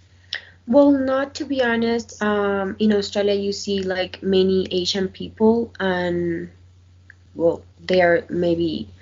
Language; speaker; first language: English; non-native, learner; Spanish